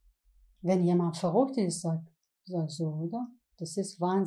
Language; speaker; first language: German; non-native, learner; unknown